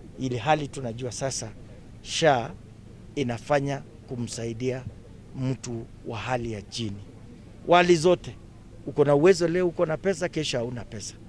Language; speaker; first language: Swahili; non-native, local second language; Kalenjin